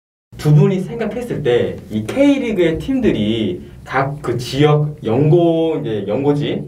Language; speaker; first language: Korean; native; Korean